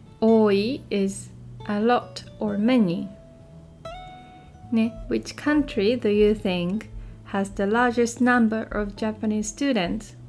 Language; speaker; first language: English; non-native, fluent; Japanese